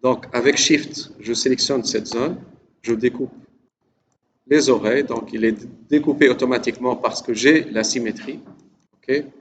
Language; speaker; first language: French; non-native, local second language; Arabic